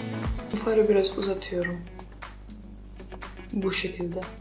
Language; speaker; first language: Turkish; non-native, fluent; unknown